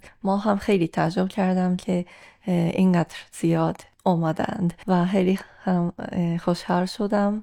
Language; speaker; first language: Persian; non-native, fluent; Japanese